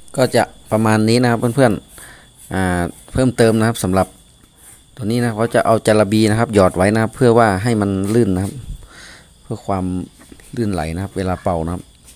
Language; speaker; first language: Thai; native; Thai